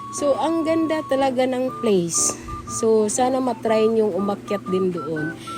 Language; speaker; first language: Filipino; non-native, local second language; Cebuano